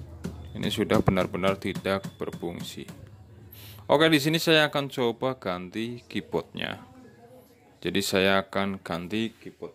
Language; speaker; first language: Indonesian; native; Indonesian